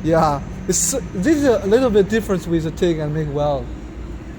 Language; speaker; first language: English; non-native, learner; Chinese